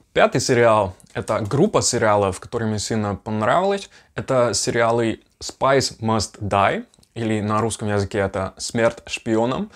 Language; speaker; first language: Russian; non-native, fluent; Dutch